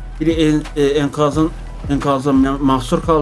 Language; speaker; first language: Turkish; native; Turkish